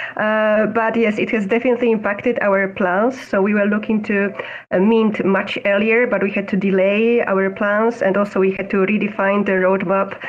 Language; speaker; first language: English; non-native, fluent; Polish